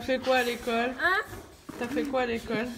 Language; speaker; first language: French; native; French